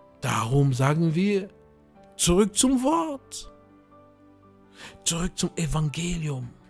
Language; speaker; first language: German; non-native, fluent; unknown